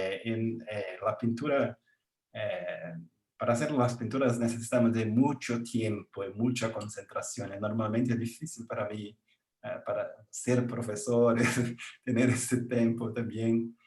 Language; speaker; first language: Spanish; non-native, learner; Portuguese